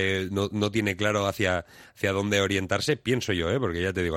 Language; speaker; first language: Spanish; native; Spanish